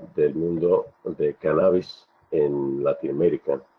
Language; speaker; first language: Spanish; non-native, fluent; English